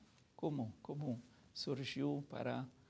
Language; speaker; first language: Portuguese; non-native, fluent; Arabic